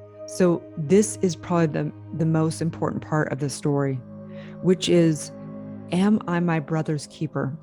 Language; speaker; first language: English; native; English